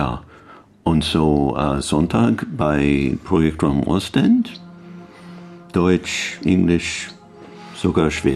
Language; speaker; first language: German; non-native, learner; English